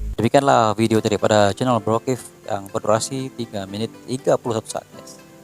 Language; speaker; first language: Malay; native; Malay